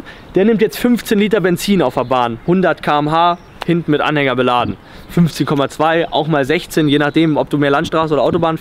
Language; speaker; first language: German; native; German